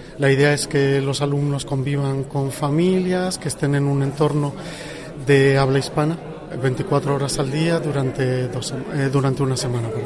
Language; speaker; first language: Spanish; native; Spanish